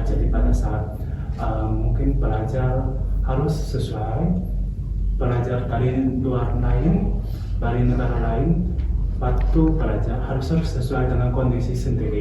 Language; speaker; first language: Indonesian; non-native, fluent; Chinese